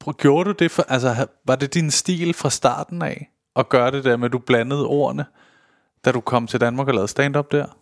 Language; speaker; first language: Danish; early bilingual, other home language; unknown